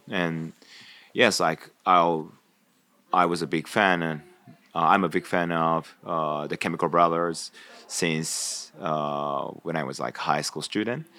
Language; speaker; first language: English; non-native, fluent; Japanese